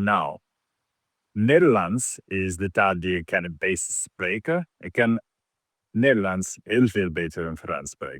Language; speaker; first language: Dutch; non-native, learner; English